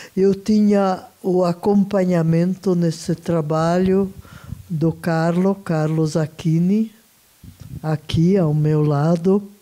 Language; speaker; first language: Portuguese; non-native, fluent; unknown